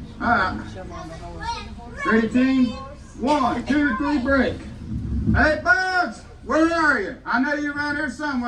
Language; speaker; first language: English; native; English